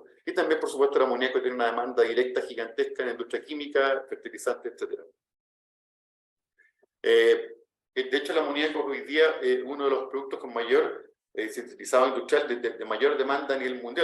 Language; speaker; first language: Spanish; native; Spanish